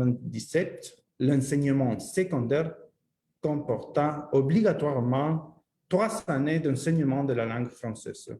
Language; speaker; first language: French; non-native, fluent; Spanish